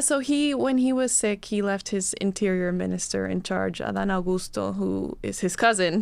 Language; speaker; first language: English; native; English